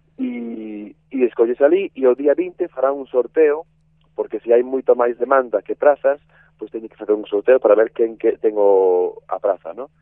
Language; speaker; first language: Galician; non-native, fluent; English